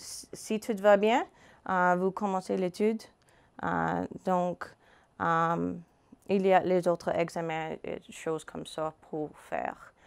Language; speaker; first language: French; non-native, fluent; English